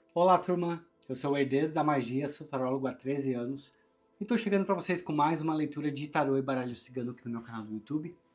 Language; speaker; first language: Portuguese; native; Portuguese